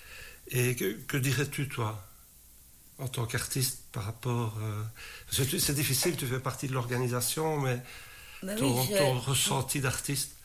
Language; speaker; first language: French; native; French